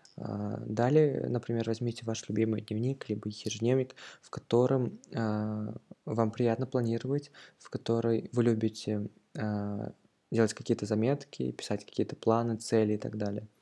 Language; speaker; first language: Russian; native; Russian